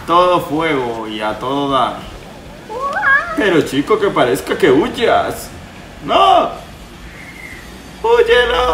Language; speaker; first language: Spanish; native; Spanish